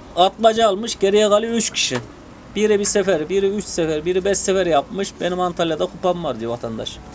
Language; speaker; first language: Turkish; native; Turkish